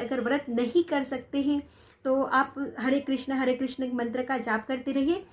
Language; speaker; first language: Hindi; native; Hindi